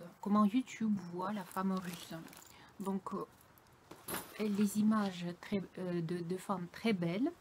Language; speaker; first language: French; non-native, fluent; Russian